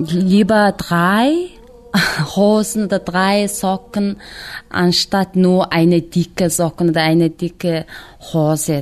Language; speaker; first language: German; non-native, learner; Mongolian